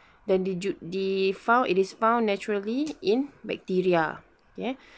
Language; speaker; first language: English; non-native, local second language; Malay